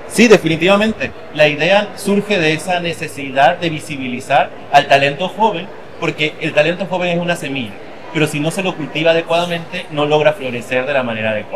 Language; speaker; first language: Spanish; native; Spanish